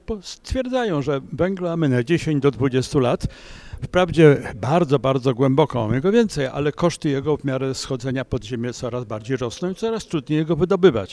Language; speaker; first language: Polish; native; Polish